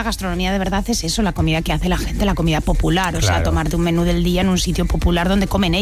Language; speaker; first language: Spanish; native; Spanish